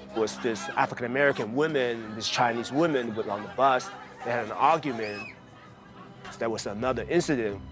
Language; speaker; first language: English; early bilingual, other home language; Chinese